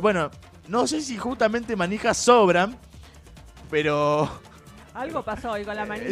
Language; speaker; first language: Spanish; native; Spanish